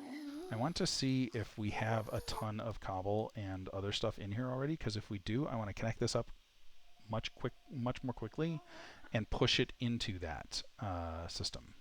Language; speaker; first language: English; native; English